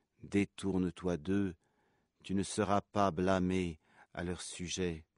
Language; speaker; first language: French; native; French